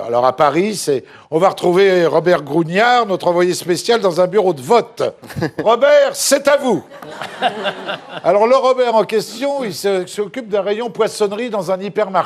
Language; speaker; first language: French; native; French